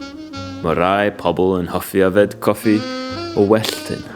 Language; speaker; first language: Welsh; non-native, learner; English